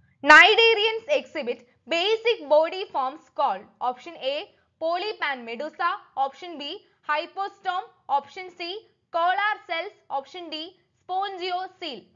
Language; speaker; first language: English; non-native, local second language; Malayalam